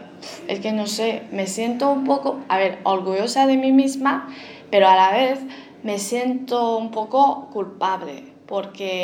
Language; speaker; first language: Spanish; non-native, fluent; Chinese